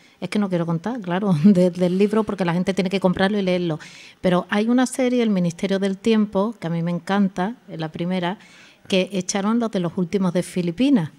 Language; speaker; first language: Spanish; native; Spanish